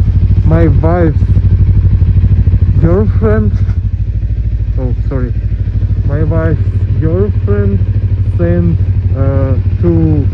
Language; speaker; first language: English; non-native, learner; Russian